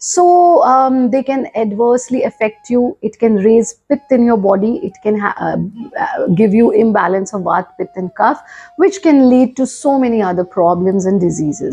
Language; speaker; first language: English; non-native, local second language; Hindi